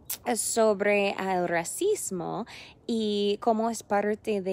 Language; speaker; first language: Spanish; non-native, fluent; English